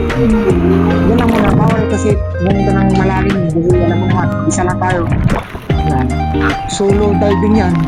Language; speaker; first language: Filipino; non-native, local second language; Cebuano